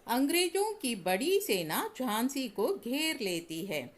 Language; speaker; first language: Hindi; non-native, local second language; Tamil